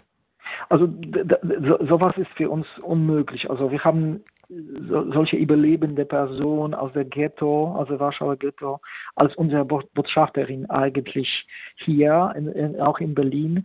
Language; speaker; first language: German; non-native, fluent; Polish